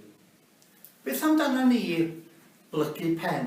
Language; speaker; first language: Welsh; native; Welsh